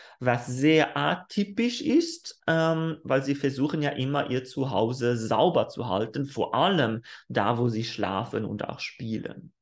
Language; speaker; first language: German; non-native, fluent; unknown